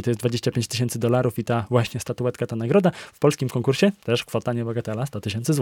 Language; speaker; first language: Polish; native; Polish